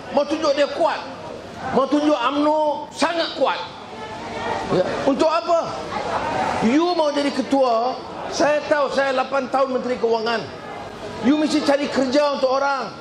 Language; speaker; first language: Malay; native; Malay